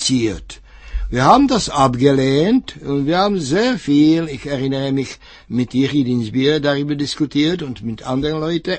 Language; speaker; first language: German; non-native, fluent; Czech